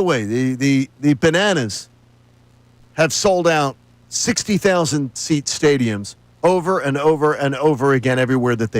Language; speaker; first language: English; native; English